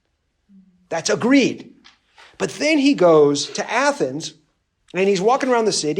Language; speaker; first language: English; native; English